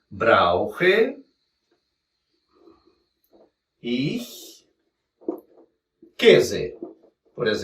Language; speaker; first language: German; non-native, fluent; Portuguese